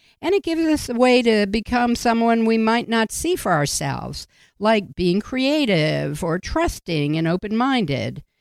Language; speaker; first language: English; native; English